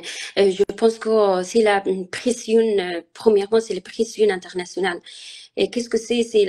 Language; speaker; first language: French; non-native, learner; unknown